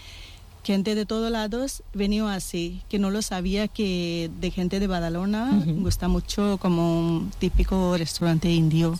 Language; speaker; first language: Spanish; non-native, learner; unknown